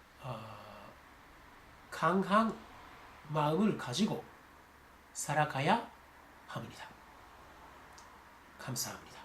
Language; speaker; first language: Korean; non-native, learner; Japanese